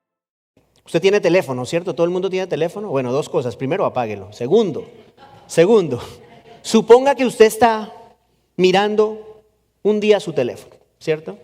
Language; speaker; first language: Spanish; native; Spanish